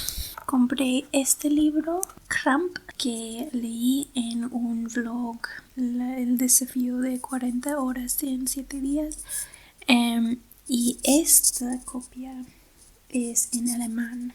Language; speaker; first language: Spanish; non-native, fluent; English